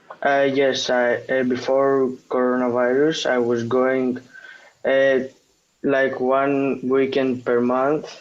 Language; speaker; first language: English; non-native, fluent; Greek